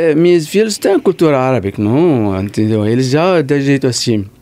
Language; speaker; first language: Portuguese; non-native, learner; Arabic